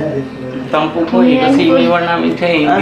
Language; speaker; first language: Filipino; non-native, learner; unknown